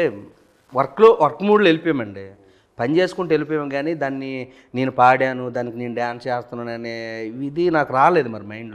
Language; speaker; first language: Telugu; native; Telugu